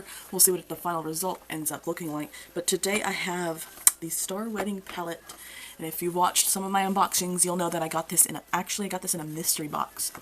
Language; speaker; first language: English; native; English